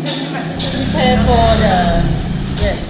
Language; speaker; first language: English; non-native, learner; Thai